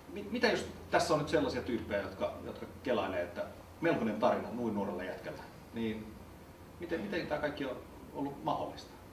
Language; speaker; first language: Finnish; native; Finnish